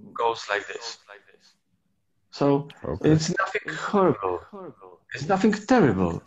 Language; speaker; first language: English; non-native, learner; Polish